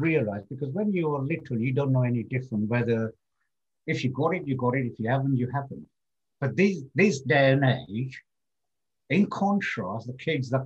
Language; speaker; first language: English; non-native, local second language; Gujarati